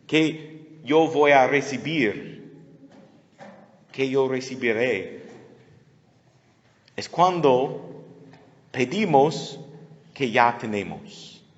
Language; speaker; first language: Spanish; non-native, learner; English